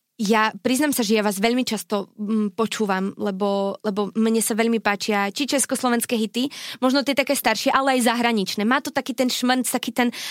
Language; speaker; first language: Slovak; native; Slovak